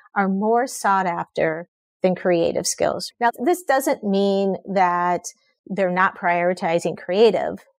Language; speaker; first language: English; native; English